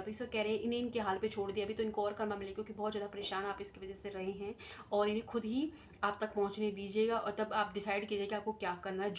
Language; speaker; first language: Hindi; native; Hindi